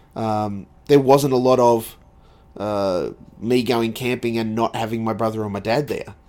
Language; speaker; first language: English; native; English